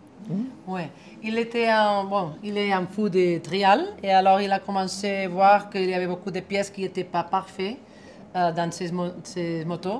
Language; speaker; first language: French; non-native, fluent; Spanish